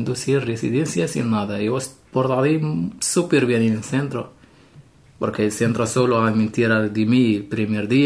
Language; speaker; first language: Spanish; non-native, learner; Arabic